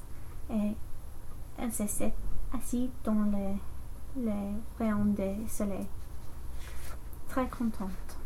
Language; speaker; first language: French; non-native, learner; English